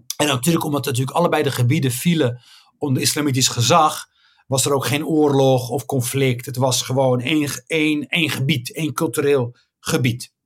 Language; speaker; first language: Dutch; early bilingual, other home language; Riffian